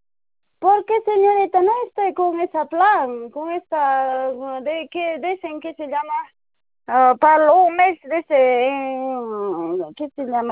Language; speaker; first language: Spanish; non-native, local second language; Quechua